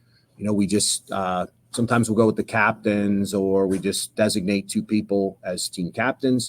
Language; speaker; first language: English; native; English